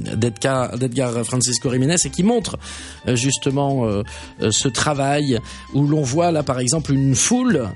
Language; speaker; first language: French; native; French